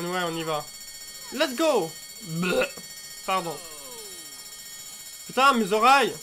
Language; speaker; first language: French; native; French